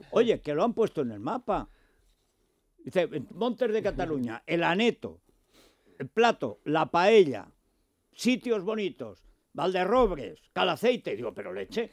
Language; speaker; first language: Spanish; native; Spanish